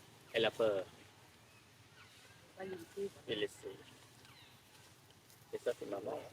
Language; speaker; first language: French; non-native, learner; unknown